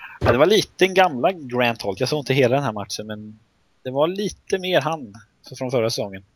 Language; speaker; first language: Swedish; native; Swedish